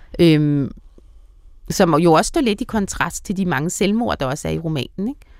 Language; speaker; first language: Danish; native; Danish